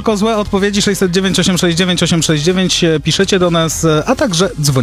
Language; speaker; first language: Polish; native; Polish